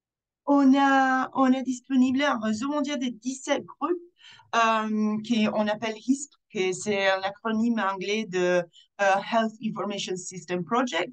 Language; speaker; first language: French; non-native, fluent; Italian